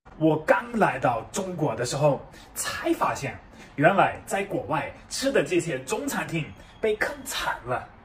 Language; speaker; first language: Chinese; non-native, fluent; German